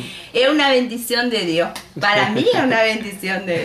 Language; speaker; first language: Spanish; native; Spanish